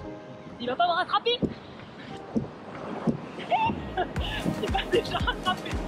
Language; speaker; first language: French; native; French